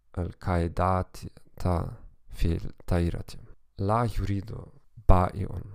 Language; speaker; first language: Arabic; non-native, learner; German